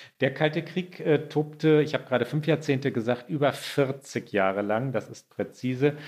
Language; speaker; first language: German; native; German